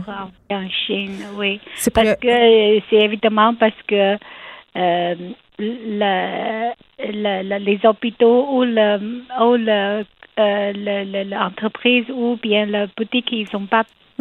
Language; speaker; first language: French; non-native, learner; Chinese